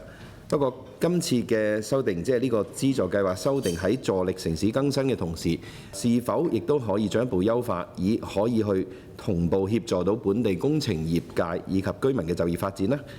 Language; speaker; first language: Cantonese; native; Cantonese